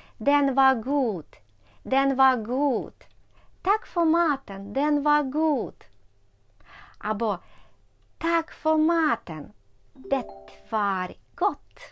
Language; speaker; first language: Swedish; non-native, learner; Ukrainian